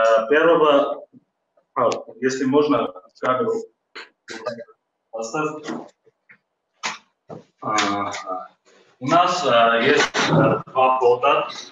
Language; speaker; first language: Russian; non-native, fluent; Armenian